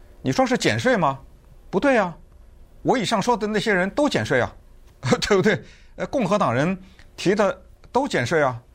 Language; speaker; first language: Chinese; native; Chinese